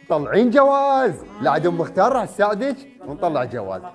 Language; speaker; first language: Arabic; native; Arabic